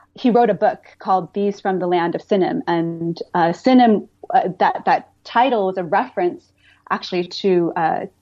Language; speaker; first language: English; native; English